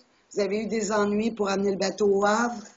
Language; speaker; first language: French; native; French